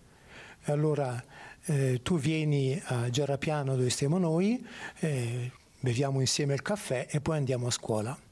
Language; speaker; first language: Italian; native; Italian